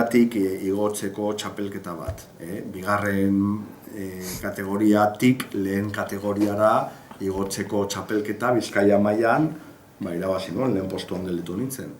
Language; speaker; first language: Basque; non-native, local second language; Spanish